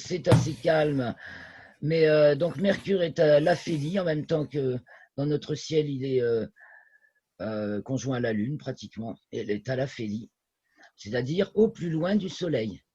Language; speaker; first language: French; native; French